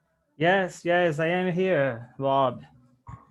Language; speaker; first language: English; non-native, learner; Portuguese